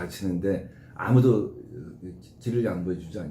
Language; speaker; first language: Korean; native; Korean